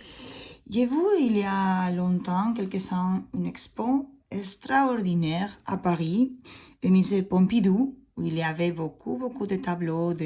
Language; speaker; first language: French; non-native, fluent; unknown